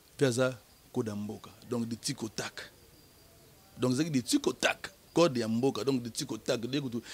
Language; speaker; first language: French; non-native, local second language; Lingala